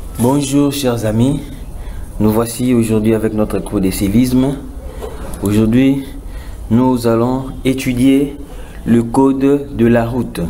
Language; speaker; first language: French; non-native, local second language; Lingala